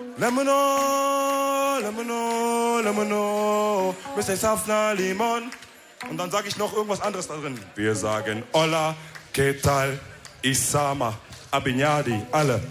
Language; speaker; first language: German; early bilingual, other home language; Wolof